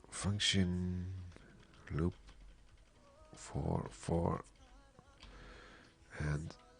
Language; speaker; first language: English; non-native, fluent; Dutch